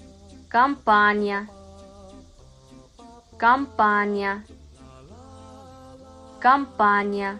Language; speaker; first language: Russian; non-native, fluent; Kazakh